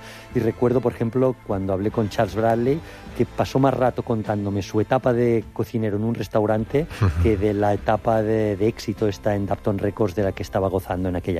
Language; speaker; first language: Spanish; native; Spanish